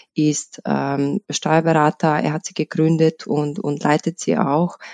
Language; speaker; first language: German; non-native, fluent; Bosnian